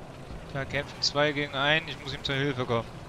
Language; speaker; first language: German; native; German